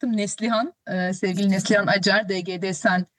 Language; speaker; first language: Turkish; native; Turkish